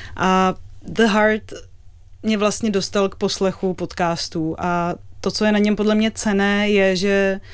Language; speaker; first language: Czech; native; Czech